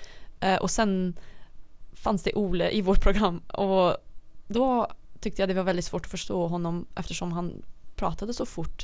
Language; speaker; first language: Swedish; non-native, fluent; Dutch